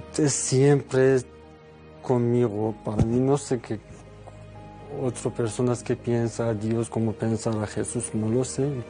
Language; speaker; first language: Spanish; non-native, learner; Persian